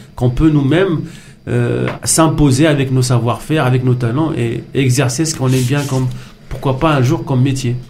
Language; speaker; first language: French; non-native, local second language; Arabic